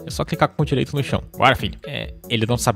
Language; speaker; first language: Portuguese; native; Portuguese